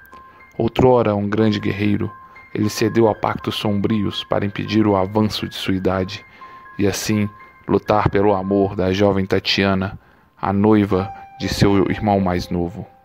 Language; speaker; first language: Portuguese; native; Portuguese